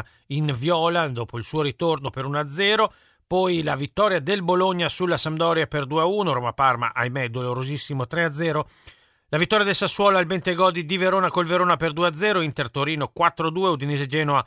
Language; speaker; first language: Italian; native; Italian